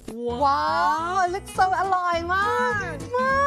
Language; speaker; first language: Thai; non-native, fluent; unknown